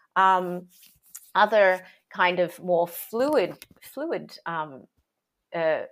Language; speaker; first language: English; native; English